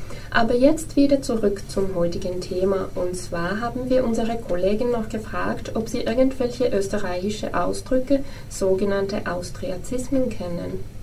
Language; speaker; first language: German; non-native, fluent; Finnish